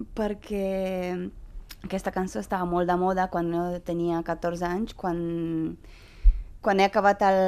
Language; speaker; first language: Catalan; non-native, fluent; Romanian